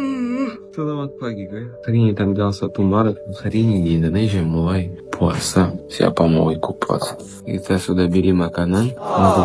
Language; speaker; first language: Indonesian; non-native, learner; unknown